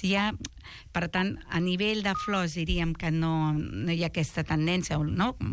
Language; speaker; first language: Catalan; native; Catalan